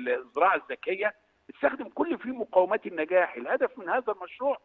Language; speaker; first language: Arabic; native; Arabic